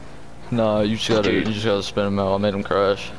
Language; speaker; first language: English; native; English